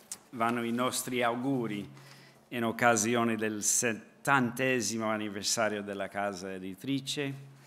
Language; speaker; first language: Italian; non-native, fluent; English